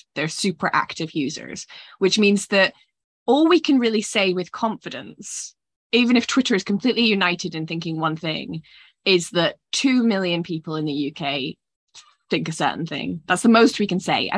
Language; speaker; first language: English; native; English